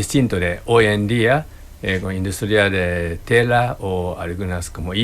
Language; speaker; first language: Spanish; non-native, learner; Japanese